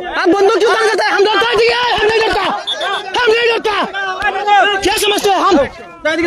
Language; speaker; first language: Hindi; non-native, learner; Bangla